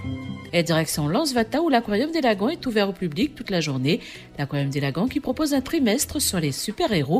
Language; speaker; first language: French; native; French